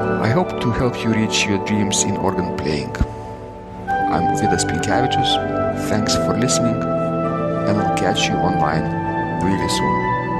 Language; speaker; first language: English; non-native, fluent; Lithuanian